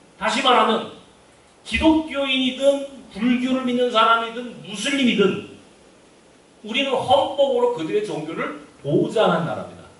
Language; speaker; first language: Korean; native; Korean